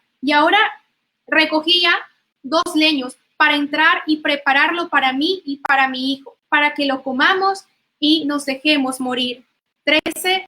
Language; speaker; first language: Spanish; native; Spanish